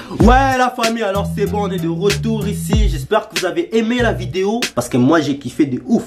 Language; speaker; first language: French; early bilingual, other home language; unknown